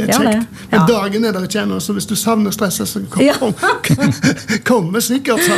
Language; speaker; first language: Norwegian; native; Norwegian